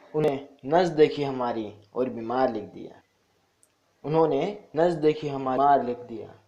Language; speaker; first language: Hindi; non-native, local second language; Marathi